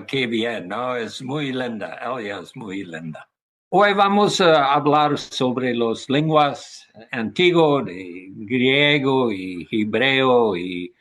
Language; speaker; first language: Spanish; non-native, learner; English